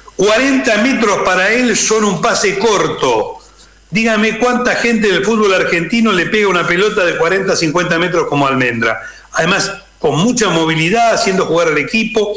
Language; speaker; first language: Spanish; native; Spanish